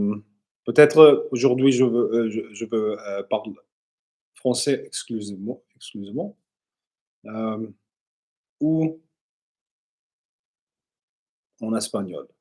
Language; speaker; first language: French; non-native, learner; English